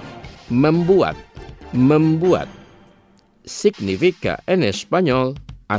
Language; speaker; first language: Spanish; non-native, fluent; Indonesian